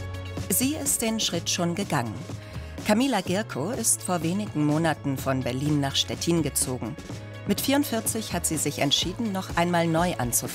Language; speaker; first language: German; native; German